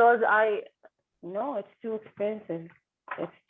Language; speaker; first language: English; non-native, learner; Arabic